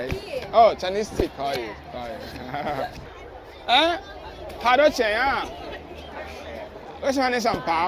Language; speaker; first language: Chinese; non-native, learner; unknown